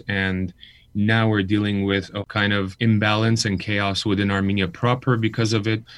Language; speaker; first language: English; early bilingual, other home language; Armenian